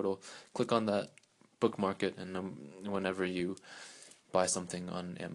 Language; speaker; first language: English; native; English